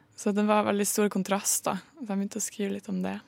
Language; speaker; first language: Norwegian; native; Norwegian